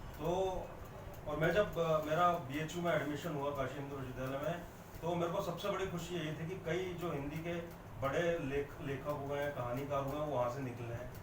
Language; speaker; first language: Hindi; native; Hindi